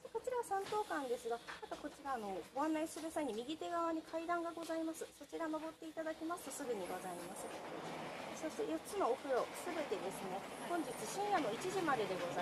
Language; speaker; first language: Japanese; native; Japanese